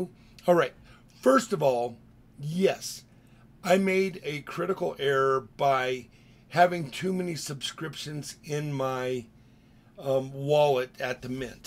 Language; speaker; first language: English; native; English